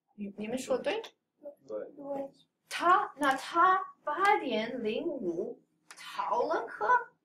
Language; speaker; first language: Chinese; non-native, fluent; English